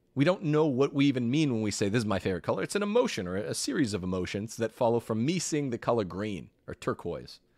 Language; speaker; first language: English; native; English